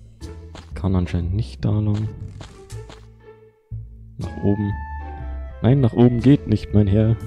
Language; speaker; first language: German; native; German